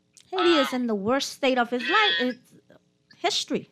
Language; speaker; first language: English; non-native, fluent; Haitian Creole